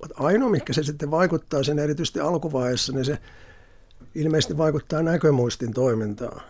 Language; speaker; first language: Finnish; native; Finnish